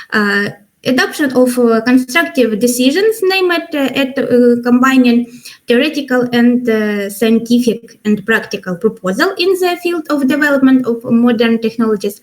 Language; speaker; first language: English; non-native, learner; Ukrainian